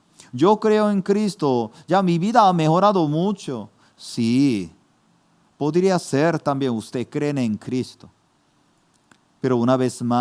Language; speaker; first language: Spanish; non-native, fluent; Korean